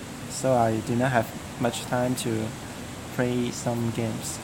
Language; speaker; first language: English; non-native, learner; Cantonese